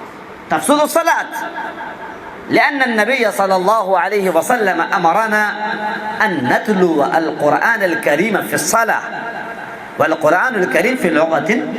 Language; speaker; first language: Arabic; non-native, fluent; Urdu